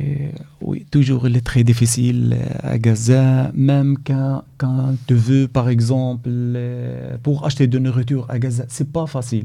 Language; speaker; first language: French; non-native, learner; Arabic